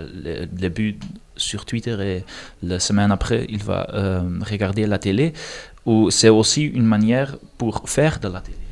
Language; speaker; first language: French; non-native, learner; Dutch